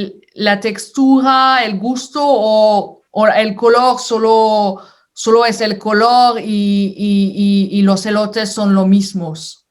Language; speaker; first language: Spanish; non-native, fluent; French